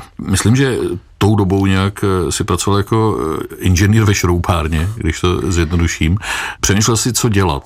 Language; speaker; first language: Czech; native; Czech